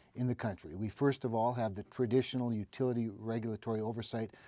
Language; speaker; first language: English; native; English